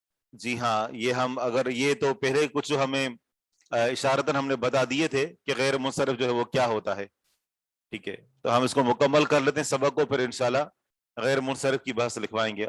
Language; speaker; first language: Urdu; native; Urdu